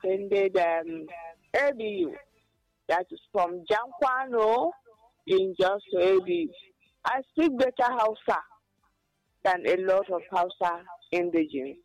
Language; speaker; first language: English; non-native, local second language; Igbo